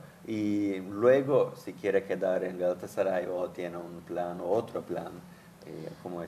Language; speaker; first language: Spanish; non-native, fluent; Turkish